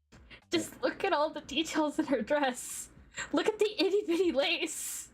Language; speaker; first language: English; native; English